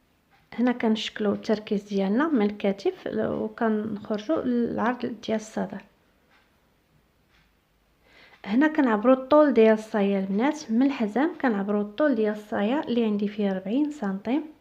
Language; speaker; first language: Arabic; native; Arabic